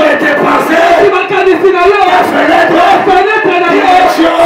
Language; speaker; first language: French; non-native, local second language; Lingala